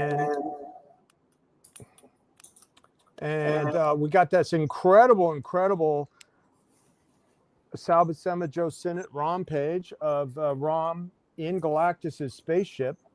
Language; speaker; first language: English; native; English